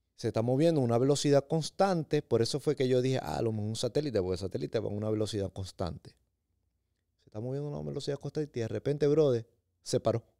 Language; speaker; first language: Spanish; native; Spanish